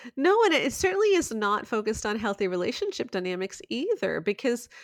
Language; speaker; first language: English; native; English